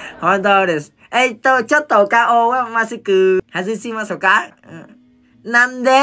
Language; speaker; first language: Japanese; non-native, learner; Vietnamese